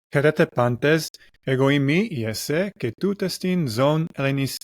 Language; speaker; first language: Greek; non-native, learner; English